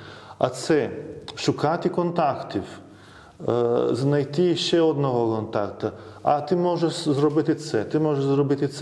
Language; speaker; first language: Ukrainian; non-native, fluent; Lithuanian